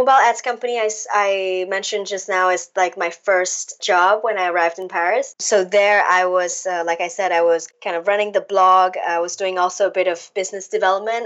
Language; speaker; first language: English; non-native, local second language; Cantonese